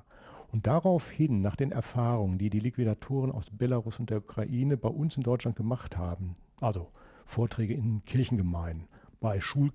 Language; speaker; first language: German; native; German